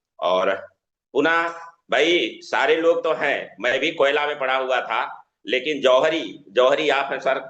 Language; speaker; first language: Hindi; native; Hindi